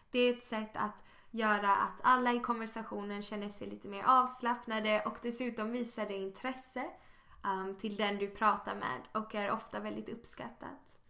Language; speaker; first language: Swedish; native; Swedish